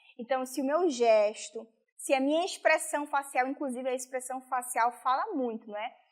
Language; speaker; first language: Portuguese; native; Portuguese